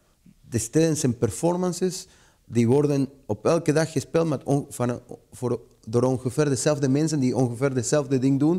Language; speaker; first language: Dutch; non-native, fluent; Spanish